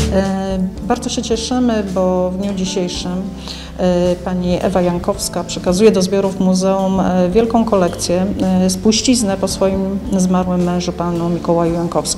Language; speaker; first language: Polish; native; Polish